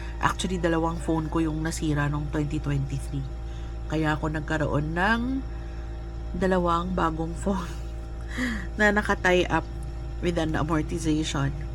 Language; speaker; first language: Filipino; non-native, local second language; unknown